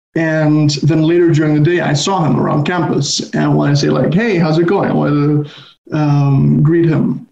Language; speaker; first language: English; non-native, fluent; Spanish